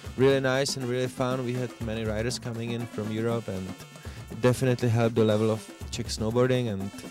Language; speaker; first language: English; non-native, fluent; Czech